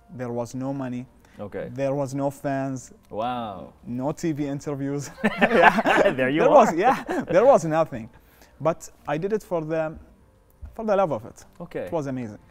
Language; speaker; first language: English; non-native, fluent; Arabic